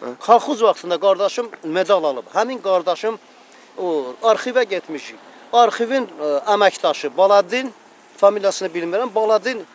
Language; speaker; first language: Azerbaijani; native; Azerbaijani